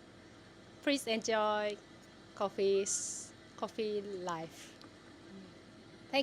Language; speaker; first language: English; non-native, learner; Japanese